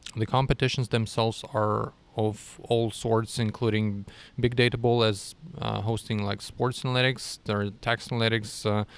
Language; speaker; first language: English; non-native, fluent; Russian